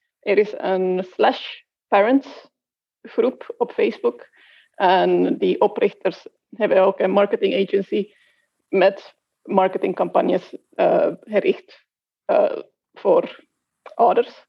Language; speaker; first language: Dutch; non-native, fluent; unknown